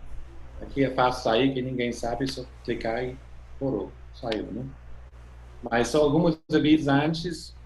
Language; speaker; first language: Portuguese; non-native, fluent; English